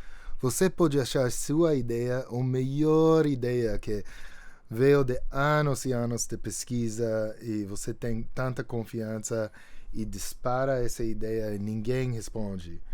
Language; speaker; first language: Portuguese; non-native, fluent; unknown